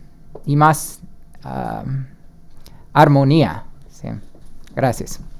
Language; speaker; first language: Spanish; early bilingual, heritage; Spanish